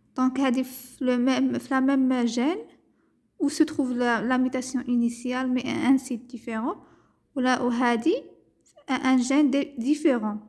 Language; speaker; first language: French; non-native, local second language; Arabic